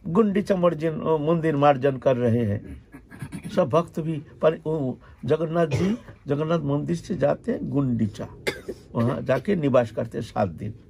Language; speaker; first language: Hindi; non-native, local second language; Bangla